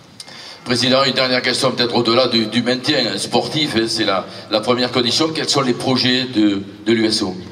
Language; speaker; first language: French; native; French